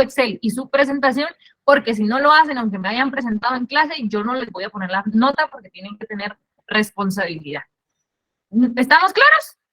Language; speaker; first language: Spanish; native; Spanish